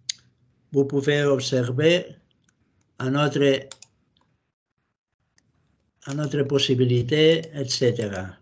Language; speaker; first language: French; non-native, learner; Catalan